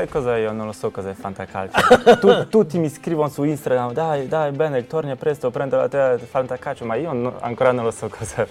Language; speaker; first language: Italian; non-native, learner; Polish